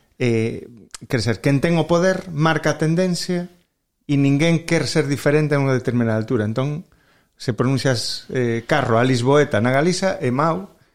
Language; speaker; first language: Galician; native; Galician